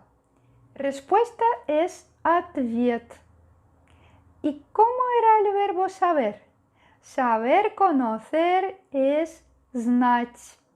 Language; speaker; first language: Spanish; non-native, fluent; Russian